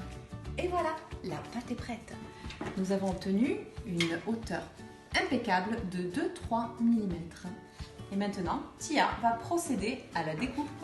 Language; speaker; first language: French; native; French